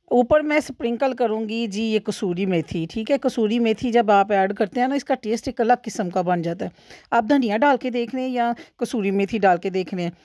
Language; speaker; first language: Urdu; non-native, local second language; Punjabi